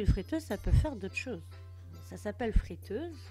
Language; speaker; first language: French; native; French